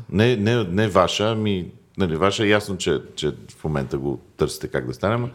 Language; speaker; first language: Bulgarian; native; Bulgarian